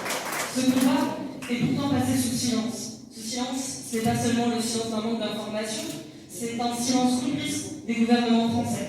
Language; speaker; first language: French; native; French